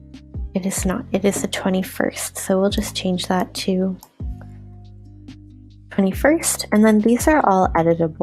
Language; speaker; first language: English; native; English